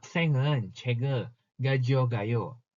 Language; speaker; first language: Korean; non-native, fluent; Indonesian